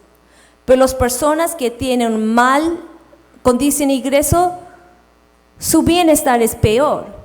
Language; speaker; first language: Spanish; non-native, fluent; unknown